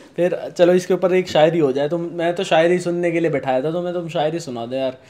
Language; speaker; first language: Hindi; native; Hindi